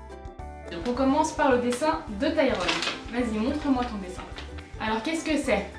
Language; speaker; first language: French; native; French